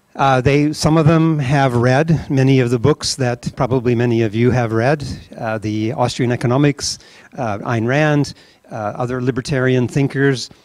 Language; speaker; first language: English; native; English